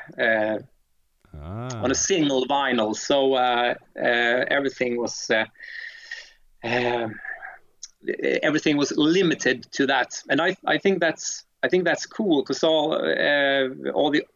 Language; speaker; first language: English; non-native, fluent; Swedish